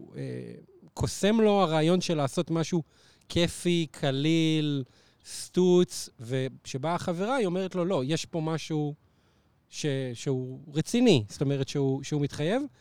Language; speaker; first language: Hebrew; native; Hebrew